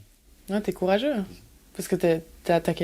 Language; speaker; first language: French; native; French